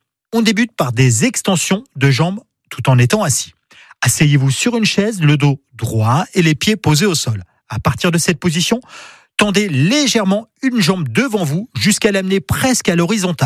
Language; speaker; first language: French; native; French